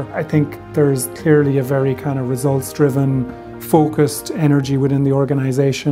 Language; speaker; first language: English; native; English